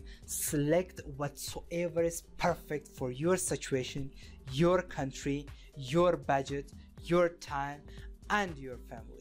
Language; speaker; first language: English; non-native, fluent; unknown